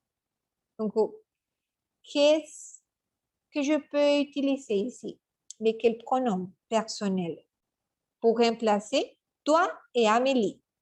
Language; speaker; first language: French; non-native, fluent; Spanish